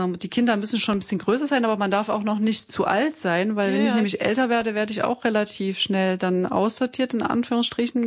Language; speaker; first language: German; native; German